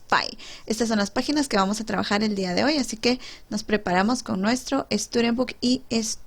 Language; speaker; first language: Spanish; native; Spanish